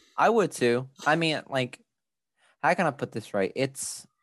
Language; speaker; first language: English; early bilingual, other home language; Spanish